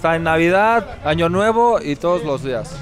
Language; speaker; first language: Spanish; native; Spanish